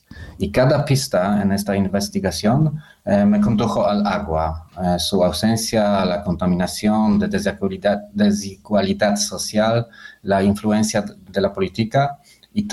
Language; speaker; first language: Spanish; non-native, learner; Polish